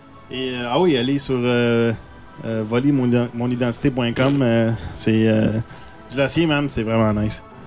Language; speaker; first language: French; native; French